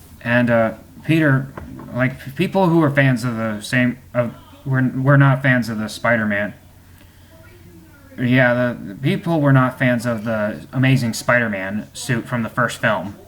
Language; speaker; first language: English; native; English